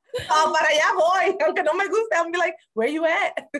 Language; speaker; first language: English; early bilingual, other home language; Spanish